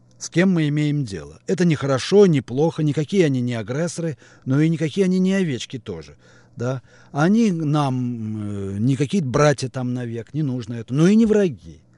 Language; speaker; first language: Russian; native; Russian